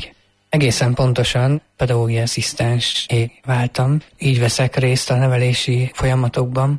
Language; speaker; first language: Hungarian; native; Hungarian